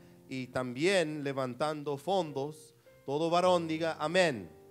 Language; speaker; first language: Spanish; early bilingual, heritage; Spanish